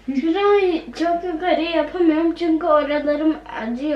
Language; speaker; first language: Turkish; early bilingual, heritage; Turkish